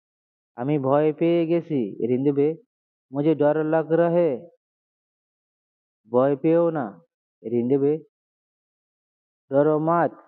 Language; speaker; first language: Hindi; non-native, learner; Bangla